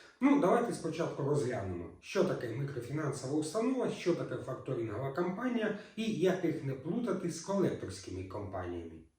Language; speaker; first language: Ukrainian; native; Ukrainian